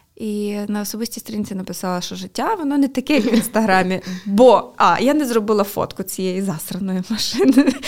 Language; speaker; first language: Ukrainian; native; Ukrainian